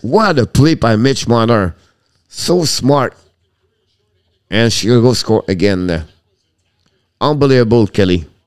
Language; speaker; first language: English; non-native, fluent; French